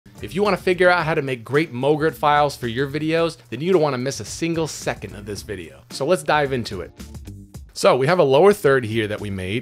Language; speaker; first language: English; native; English